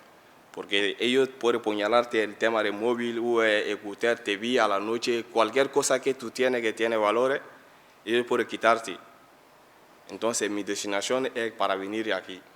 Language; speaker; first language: Spanish; non-native, learner; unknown